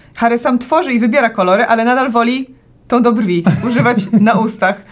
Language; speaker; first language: Polish; native; Polish